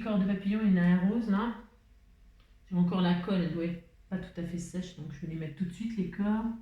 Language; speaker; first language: French; native; French